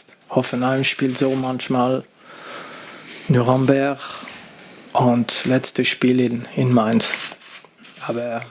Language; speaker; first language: German; non-native, fluent; French